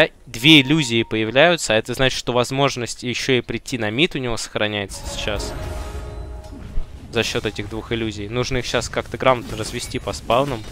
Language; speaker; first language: Russian; native; Russian